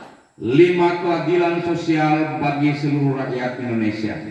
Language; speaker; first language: Indonesian; native; Indonesian